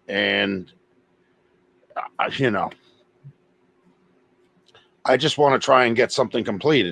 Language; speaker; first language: English; native; English